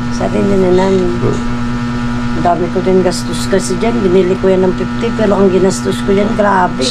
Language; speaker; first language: Filipino; non-native, local second language; Cebuano